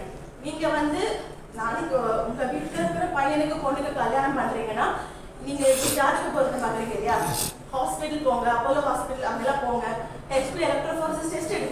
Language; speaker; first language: Tamil; native; Tamil